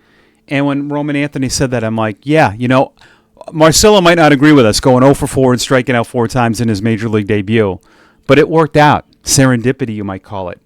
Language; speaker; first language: English; native; English